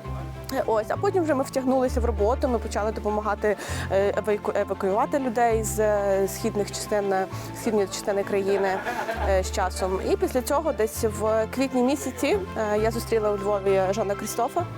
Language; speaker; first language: Ukrainian; native; Ukrainian